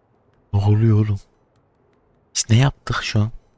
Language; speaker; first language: Turkish; native; Turkish